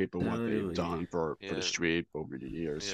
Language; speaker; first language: English; native; English